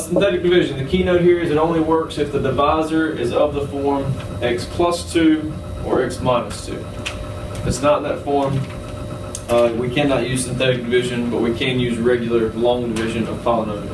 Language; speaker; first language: English; native; English